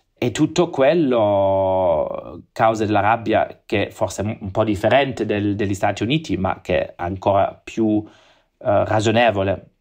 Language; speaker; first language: Italian; non-native, fluent; German